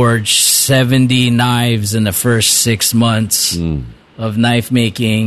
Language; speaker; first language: English; native; English